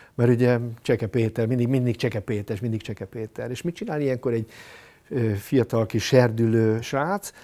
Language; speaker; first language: Hungarian; native; Hungarian